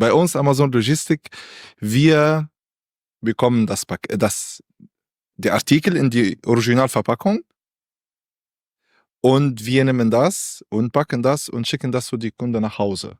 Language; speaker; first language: German; non-native, learner; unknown